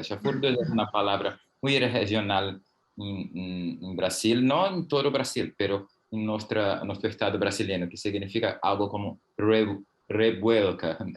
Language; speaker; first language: Spanish; non-native, learner; Portuguese